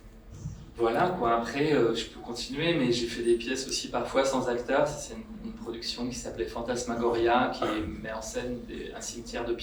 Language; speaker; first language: French; native; French